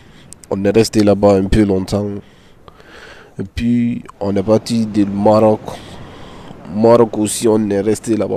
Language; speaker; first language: French; non-native, learner; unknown